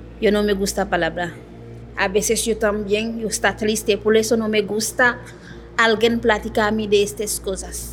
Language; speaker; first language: Spanish; non-native, learner; Haitian Creole